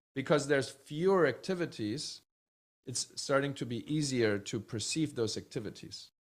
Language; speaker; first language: English; early bilingual, other home language; Czech